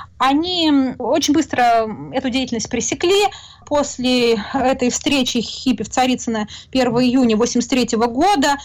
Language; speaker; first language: Russian; native; Russian